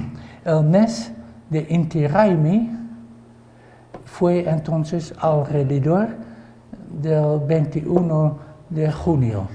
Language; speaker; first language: Spanish; non-native, fluent; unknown